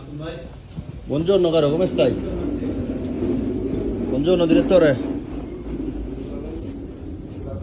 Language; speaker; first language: Italian; non-native, learner; Bangla